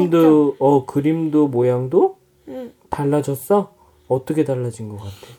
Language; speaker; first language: Korean; native; Korean